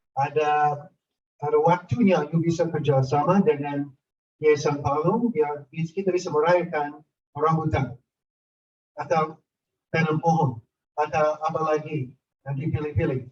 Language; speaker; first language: Indonesian; non-native, fluent; English